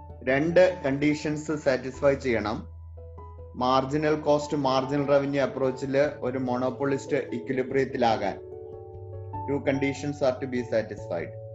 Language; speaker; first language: English; non-native, local second language; Malayalam